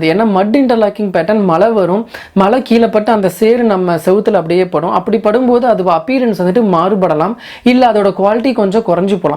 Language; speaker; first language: Tamil; native; Tamil